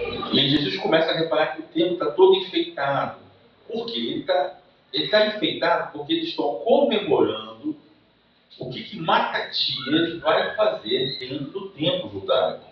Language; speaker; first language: Portuguese; native; Portuguese